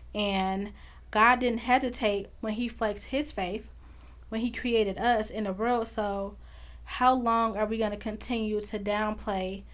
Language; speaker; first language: English; native; English